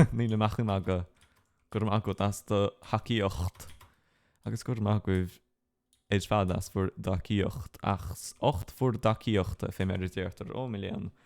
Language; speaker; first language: Irish; non-native, local second language; English